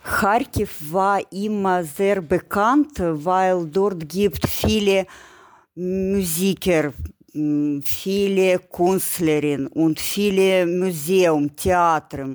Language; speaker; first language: German; non-native, learner; Ukrainian